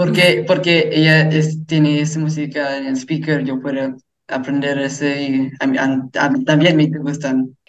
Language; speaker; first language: Spanish; early bilingual, heritage; English